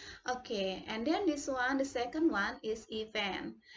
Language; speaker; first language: English; non-native, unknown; Indonesian